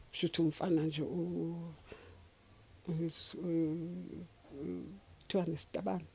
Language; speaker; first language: Zulu; native; Zulu